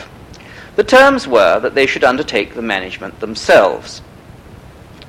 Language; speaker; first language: English; native; English